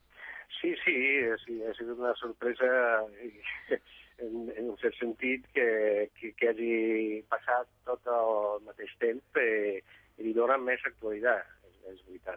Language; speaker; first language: Catalan; non-native, fluent; Italian